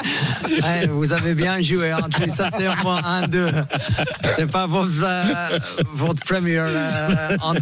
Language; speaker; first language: French; non-native, fluent; English